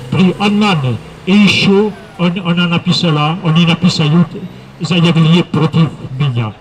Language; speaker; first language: Russian; non-native, fluent; French